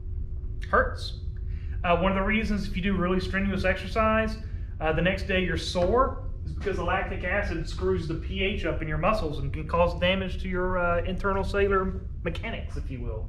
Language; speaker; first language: English; native; English